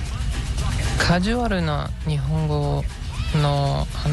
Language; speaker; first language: Japanese; non-native, learner; English